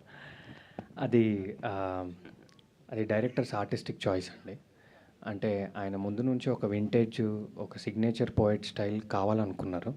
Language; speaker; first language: Telugu; native; Telugu